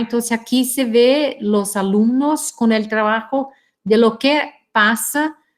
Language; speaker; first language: Spanish; non-native, fluent; Portuguese